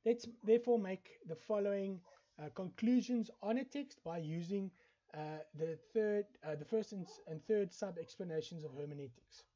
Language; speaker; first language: English; non-native, local second language; Afrikaans